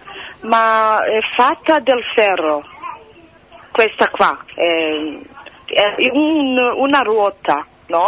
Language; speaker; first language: Italian; non-native, fluent; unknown